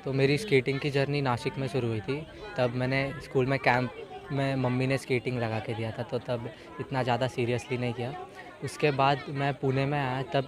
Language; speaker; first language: Hindi; non-native, local second language; Marathi